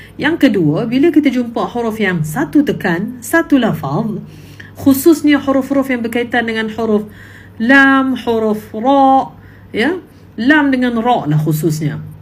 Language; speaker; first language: Malay; native; Malay